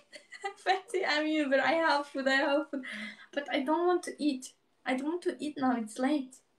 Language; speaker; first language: English; non-native, learner; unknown